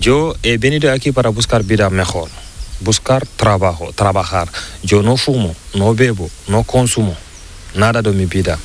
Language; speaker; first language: Spanish; non-native, learner; Fula